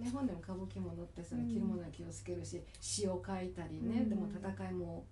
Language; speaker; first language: Japanese; native; Japanese